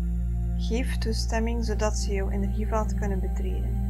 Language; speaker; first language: Dutch; native; Dutch